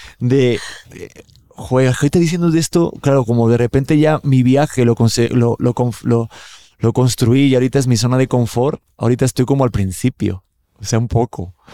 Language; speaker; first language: Spanish; native; Spanish